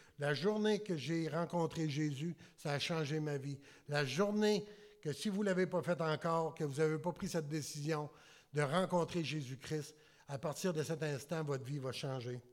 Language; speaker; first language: French; native; French